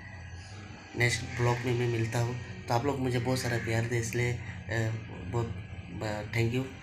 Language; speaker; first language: Hindi; non-native, local second language; Bangla